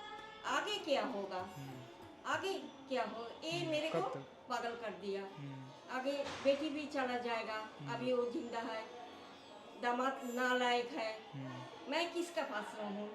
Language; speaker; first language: Hindi; non-native, local second language; Bangla